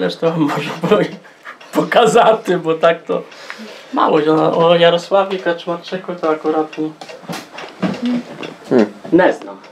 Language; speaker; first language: Polish; non-native, local second language; Rusyn